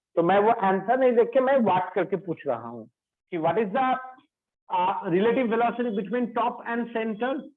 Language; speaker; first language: Hindi; non-native, local second language; Bangla